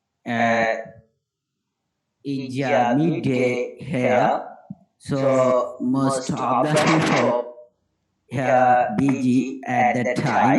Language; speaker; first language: English; non-native, learner; Bangla